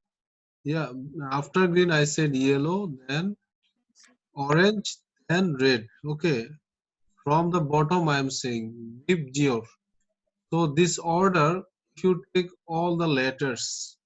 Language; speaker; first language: English; non-native, local second language; Bangla